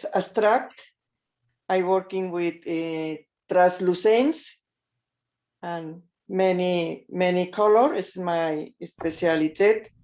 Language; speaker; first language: English; non-native, learner; Spanish